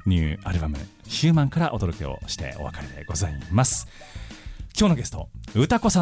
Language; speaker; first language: Japanese; native; Japanese